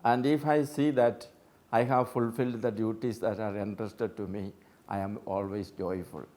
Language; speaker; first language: English; non-native, local second language; Malayalam